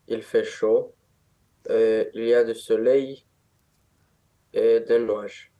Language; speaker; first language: French; non-native, learner; Romanian